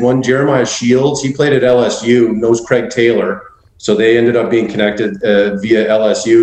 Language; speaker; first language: English; native; English